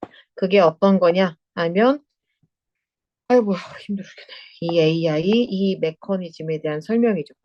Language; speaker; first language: Korean; native; Korean